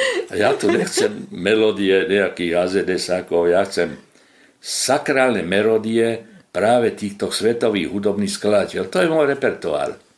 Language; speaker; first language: Slovak; non-native, local second language; Hungarian